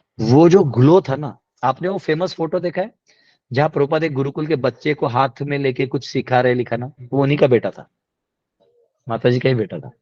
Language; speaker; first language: Hindi; non-native, local second language; Marathi